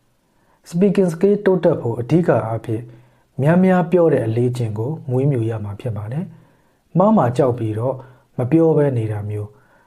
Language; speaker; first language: Burmese; native; Burmese